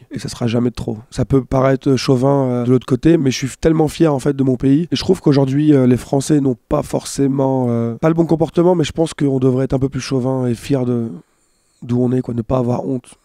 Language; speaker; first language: French; native; French